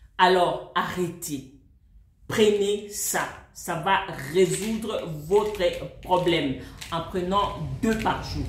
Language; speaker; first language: French; non-native, local second language; Swahili